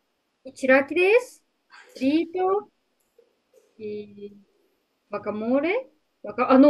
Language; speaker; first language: Spanish; non-native, learner; Japanese